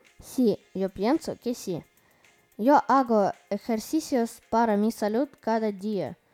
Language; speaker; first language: Spanish; non-native, learner; Russian